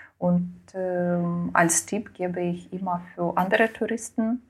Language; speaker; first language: German; non-native, learner; Ukrainian